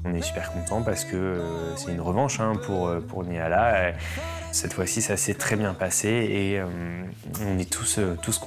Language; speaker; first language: French; native; French